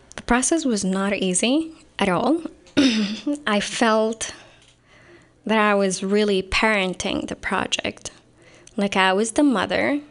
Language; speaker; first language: English; non-native, fluent; Arabic